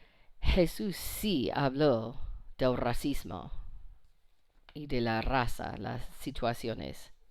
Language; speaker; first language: Spanish; non-native, fluent; English